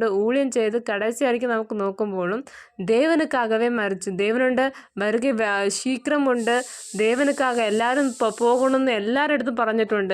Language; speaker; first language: Malayalam; non-native, learner; Tamil